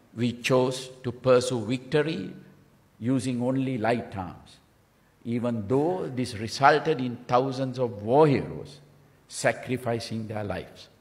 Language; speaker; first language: English; non-native, local second language; Sinhala